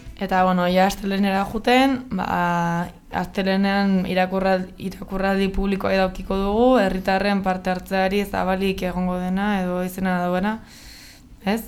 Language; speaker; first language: Basque; native; Basque